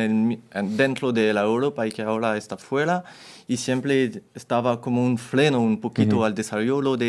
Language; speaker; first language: Spanish; non-native, fluent; French